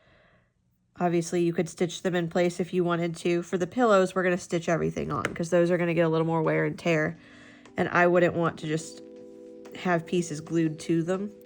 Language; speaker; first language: English; native; English